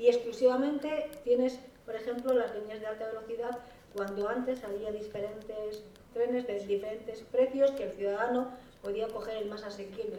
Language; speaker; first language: Spanish; native; Spanish